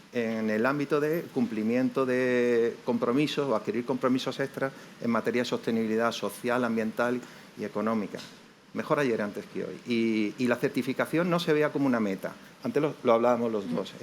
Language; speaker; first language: Spanish; native; Spanish